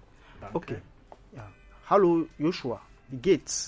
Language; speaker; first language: German; non-native, fluent; French